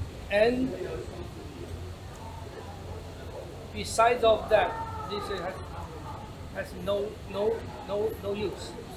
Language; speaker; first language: English; non-native, learner; Chinese